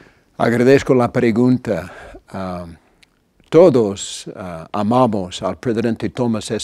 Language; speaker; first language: Spanish; non-native, fluent; English